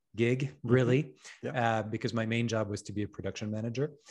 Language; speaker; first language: English; non-native, fluent; French